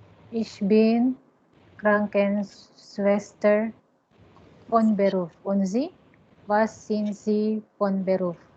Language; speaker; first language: German; non-native, learner; Filipino